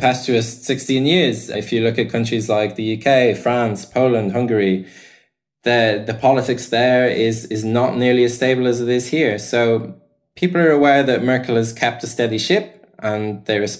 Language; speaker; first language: English; native; English